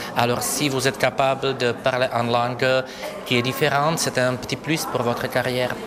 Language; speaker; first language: French; non-native, fluent; Czech